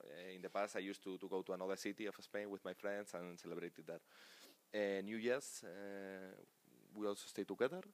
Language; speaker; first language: English; non-native, fluent; Spanish